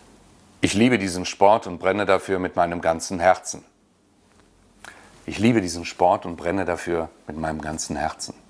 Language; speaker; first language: German; native; German